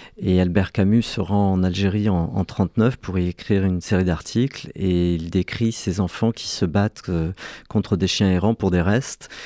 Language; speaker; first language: French; early bilingual, other home language; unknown